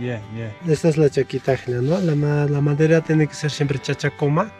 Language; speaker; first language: Spanish; non-native, local second language; Quechua